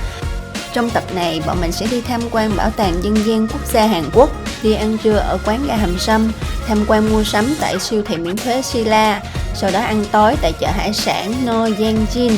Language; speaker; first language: Vietnamese; native; Vietnamese